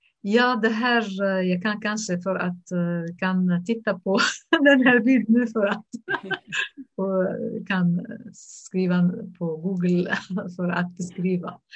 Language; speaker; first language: Swedish; non-native, fluent; Arabic